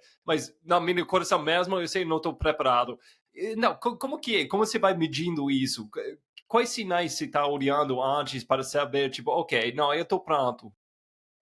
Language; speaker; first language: Portuguese; non-native, fluent; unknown